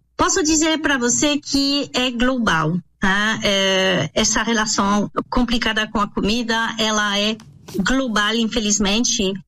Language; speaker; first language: Portuguese; non-native, fluent; French